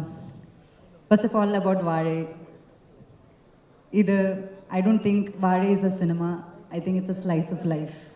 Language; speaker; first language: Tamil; non-native, learner; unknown